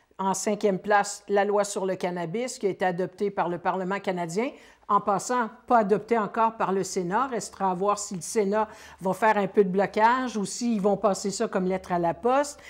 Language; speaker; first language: French; native; French